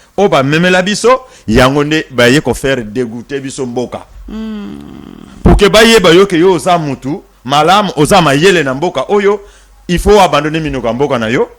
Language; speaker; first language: Lingala; non-native, local second language; Kongo